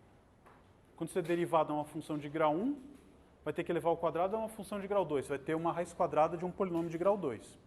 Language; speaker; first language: Portuguese; native; Portuguese